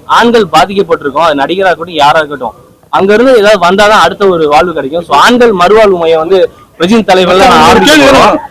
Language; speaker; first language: Tamil; native; Tamil